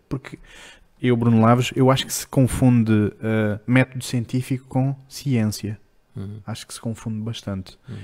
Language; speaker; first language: Portuguese; native; Portuguese